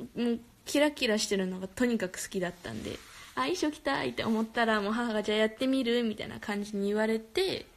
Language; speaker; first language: Japanese; early bilingual, other home language; Korean